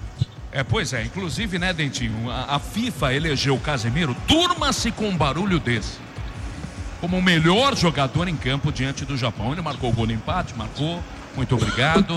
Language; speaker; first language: Portuguese; native; Portuguese